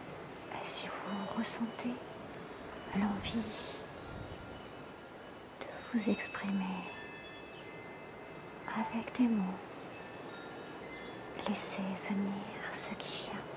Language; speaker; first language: French; native; French